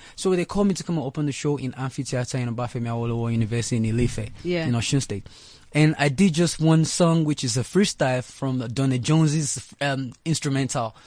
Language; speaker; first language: English; non-native, local second language; Yoruba